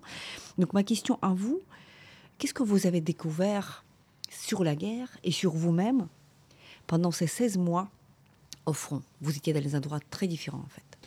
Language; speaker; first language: French; non-native, fluent; Ukrainian